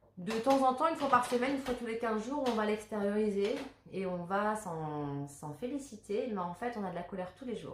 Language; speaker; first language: French; native; French